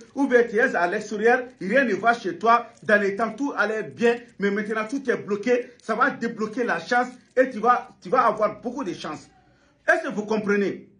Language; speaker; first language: French; non-native, local second language; Bambara